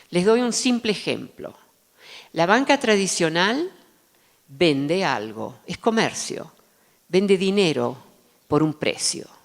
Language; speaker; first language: Spanish; early bilingual, other home language; Dutch